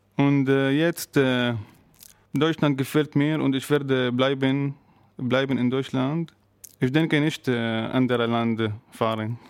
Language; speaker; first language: German; non-native, learner; Arabic